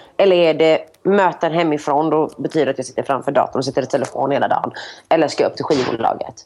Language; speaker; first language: Swedish; early bilingual, other home language; Greek